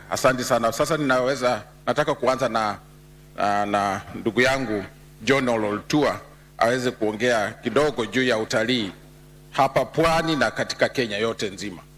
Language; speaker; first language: Swahili; non-native, local second language; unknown